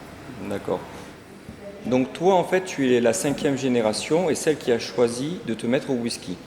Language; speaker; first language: French; native; French